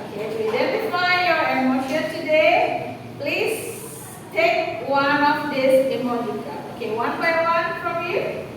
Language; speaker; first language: English; non-native, fluent; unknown